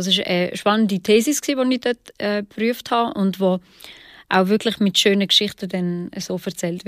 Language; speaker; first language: German; early bilingual, other home language; Albanian